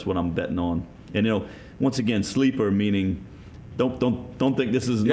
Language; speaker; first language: English; native; English